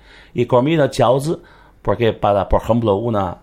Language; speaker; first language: Spanish; non-native, learner; Chinese